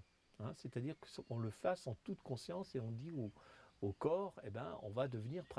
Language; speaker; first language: French; native; French